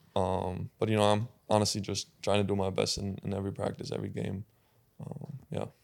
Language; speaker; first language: English; non-native, fluent; German